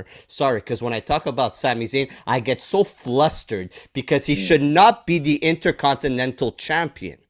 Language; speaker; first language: English; native; English